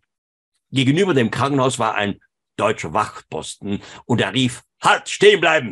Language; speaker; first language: German; non-native, fluent; French